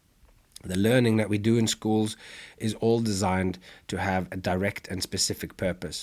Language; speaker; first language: English; non-native, fluent; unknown